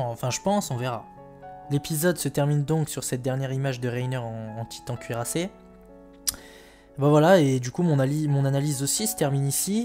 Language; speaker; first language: French; native; French